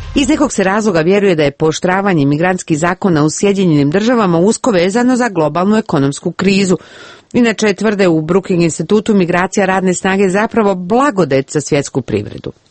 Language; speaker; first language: Croatian; native; Croatian